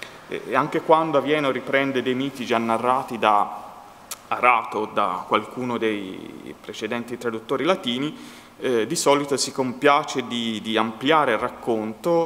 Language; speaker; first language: Italian; native; Italian